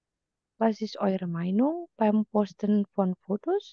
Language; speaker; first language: German; non-native, fluent; Indonesian